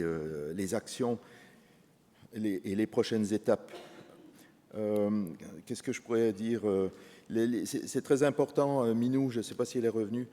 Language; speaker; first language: French; native; French